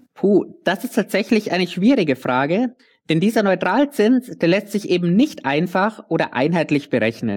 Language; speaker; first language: German; native; German